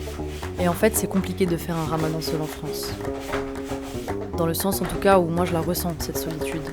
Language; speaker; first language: French; non-native, local second language; Arabic